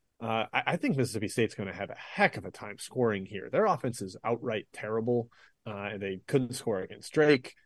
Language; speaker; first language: English; native; English